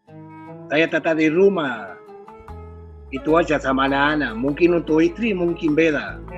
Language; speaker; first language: Indonesian; non-native, fluent; Spanish